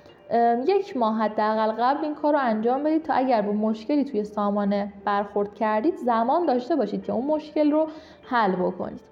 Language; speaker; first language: Persian; native; Persian